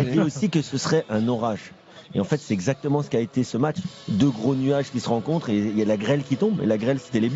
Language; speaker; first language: French; native; French